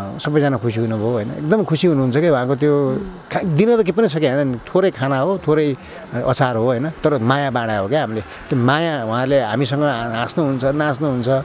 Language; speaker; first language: Nepali; native; Nepali